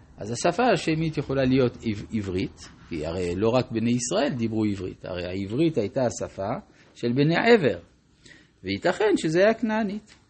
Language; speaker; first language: Hebrew; non-native, fluent; French